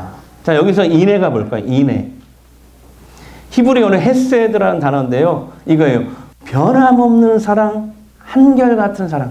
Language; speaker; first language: Korean; native; Korean